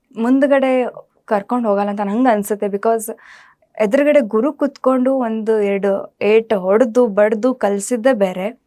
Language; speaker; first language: Kannada; native; Kannada